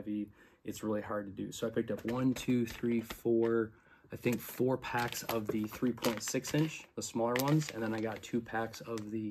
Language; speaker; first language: English; native; English